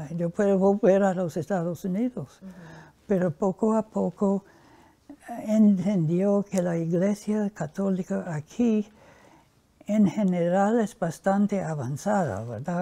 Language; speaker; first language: Spanish; non-native, fluent; English